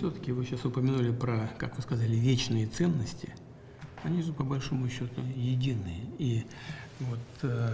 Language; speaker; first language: Russian; native; Russian